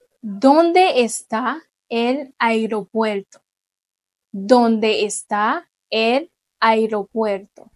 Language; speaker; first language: Spanish; non-native, fluent; Haitian Creole